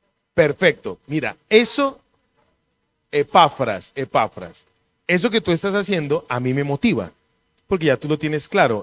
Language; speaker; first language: Spanish; native; Spanish